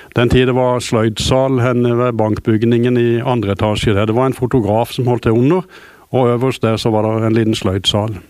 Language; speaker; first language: Norwegian; native; Norwegian